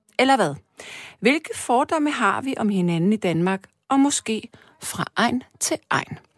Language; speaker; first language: Danish; native; Danish